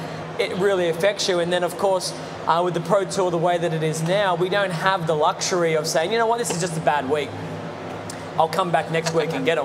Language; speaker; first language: English; native; English